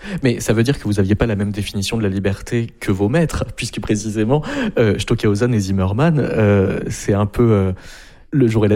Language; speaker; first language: French; native; French